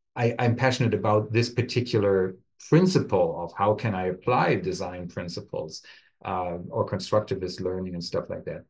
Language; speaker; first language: English; non-native, fluent; German